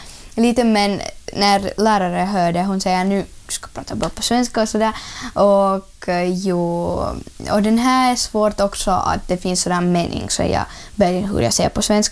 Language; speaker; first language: Swedish; early bilingual, other home language; Ukrainian